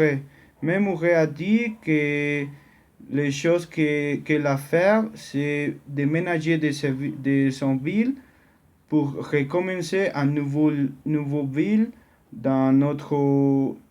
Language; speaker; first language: French; non-native, learner; Spanish